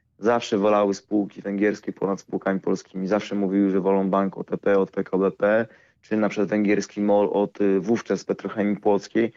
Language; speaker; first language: Polish; native; Polish